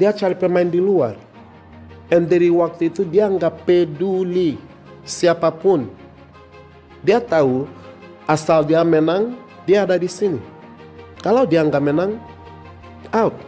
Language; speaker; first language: Indonesian; non-native, fluent; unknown